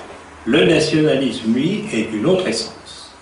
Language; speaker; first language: French; native; French